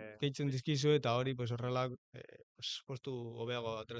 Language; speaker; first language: Basque; non-native, local second language; Spanish